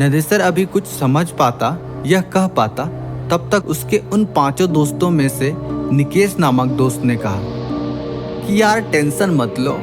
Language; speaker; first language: Hindi; native; Hindi